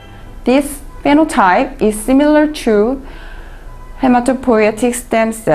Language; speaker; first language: English; non-native, learner; Korean